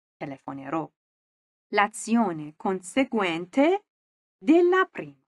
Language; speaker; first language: Italian; non-native, fluent; Persian